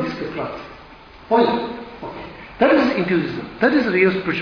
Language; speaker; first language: Russian; non-native, learner; Tibetan